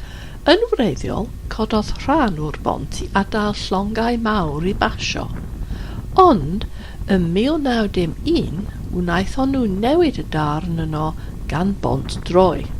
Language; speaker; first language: Welsh; non-native, fluent; English